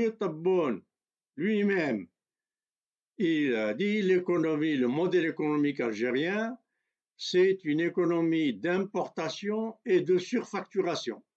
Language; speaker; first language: French; non-native, local second language; Kabyle